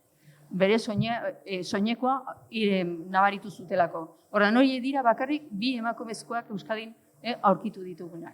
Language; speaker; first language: Basque; native; Basque